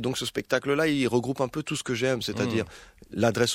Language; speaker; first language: French; early bilingual, other home language; Arabic